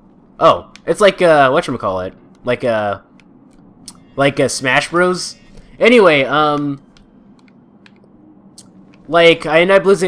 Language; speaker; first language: English; native; English